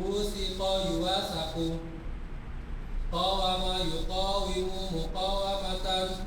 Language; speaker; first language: Arabic; non-native, learner; Indonesian